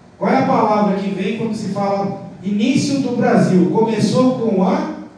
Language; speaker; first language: Portuguese; non-native, local second language; Guarani